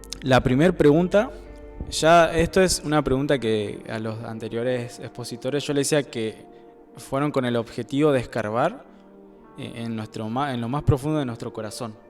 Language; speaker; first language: Spanish; native; Spanish